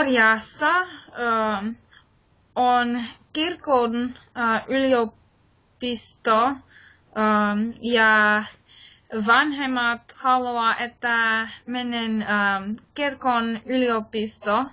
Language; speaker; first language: Finnish; non-native, learner; English